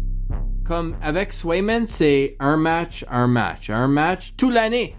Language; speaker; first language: French; non-native, learner; English